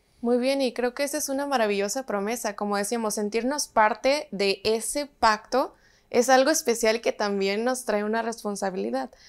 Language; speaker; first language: Spanish; native; Spanish